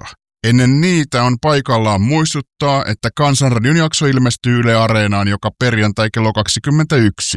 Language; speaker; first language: Finnish; native; Finnish